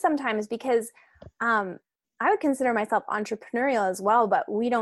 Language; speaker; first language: English; native; English